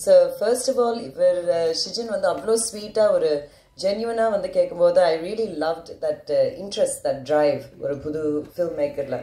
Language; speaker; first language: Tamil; early bilingual, heritage; Tamil